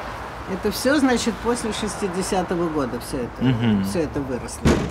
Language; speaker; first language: Russian; native; Russian